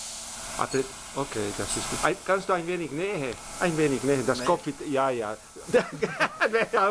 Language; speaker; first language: German; non-native, learner; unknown